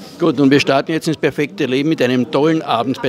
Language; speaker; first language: German; native; German